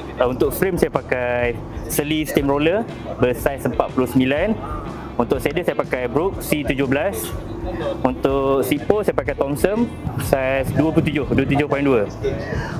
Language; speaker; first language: Malay; native; Malay